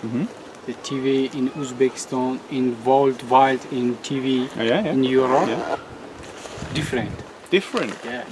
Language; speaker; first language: English; non-native, learner; Tajik